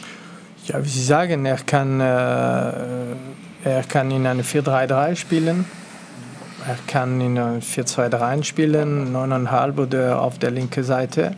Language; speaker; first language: German; non-native, local second language; French